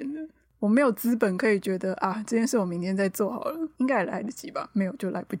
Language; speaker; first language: Chinese; native; Chinese